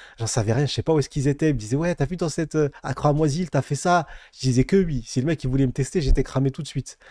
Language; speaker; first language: French; native; French